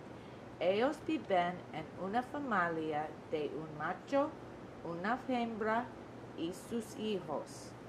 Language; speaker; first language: Spanish; non-native, learner; English